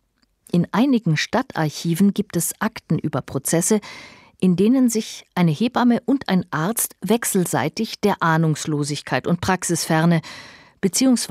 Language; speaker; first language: German; native; German